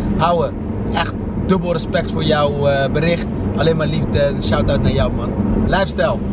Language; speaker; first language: Dutch; early bilingual, other home language; Arabic